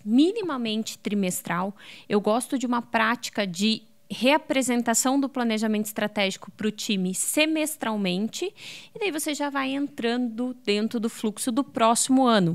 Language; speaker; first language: Portuguese; native; Portuguese